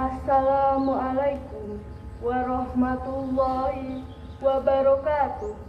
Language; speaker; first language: Indonesian; native; Indonesian